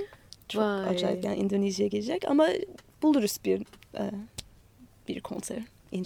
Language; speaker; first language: Turkish; non-native, fluent; English